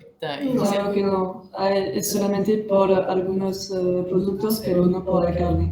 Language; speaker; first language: Spanish; non-native, learner; French